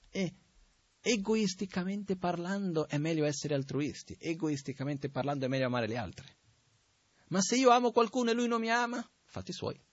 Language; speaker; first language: Italian; non-native, fluent; Portuguese